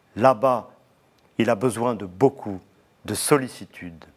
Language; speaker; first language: French; native; French